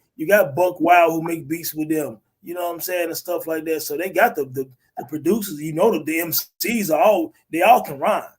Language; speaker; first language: English; native; English